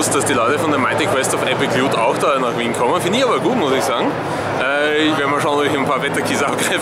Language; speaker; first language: German; native; German